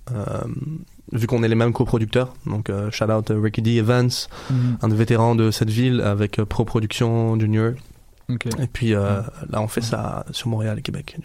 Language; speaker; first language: French; non-native, local second language; Arabic